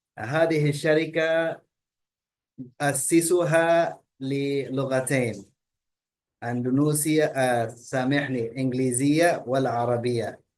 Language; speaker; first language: Arabic; early bilingual, heritage; Indonesian